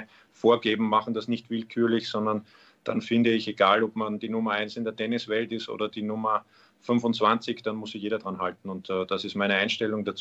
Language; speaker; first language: German; native; German